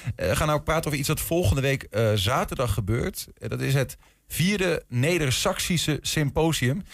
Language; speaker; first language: Dutch; native; Dutch